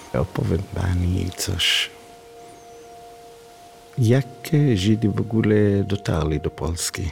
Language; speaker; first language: Polish; non-native, learner; Hebrew